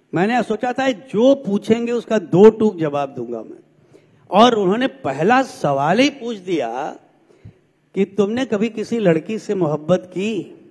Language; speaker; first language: Hindi; native; Hindi